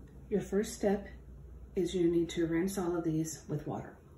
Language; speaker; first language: English; native; English